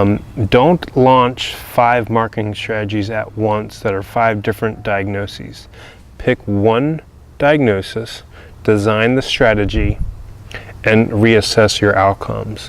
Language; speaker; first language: English; native; English